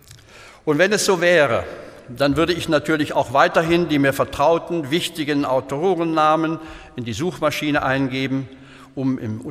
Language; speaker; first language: German; native; German